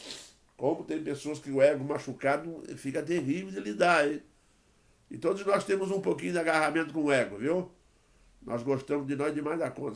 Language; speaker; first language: Portuguese; native; Portuguese